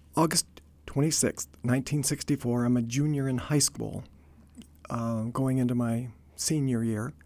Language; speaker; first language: English; native; English